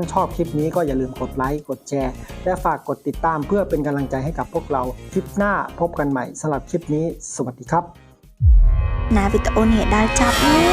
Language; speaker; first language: Thai; native; Thai